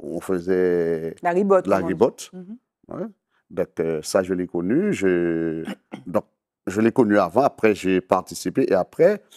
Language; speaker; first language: French; native; French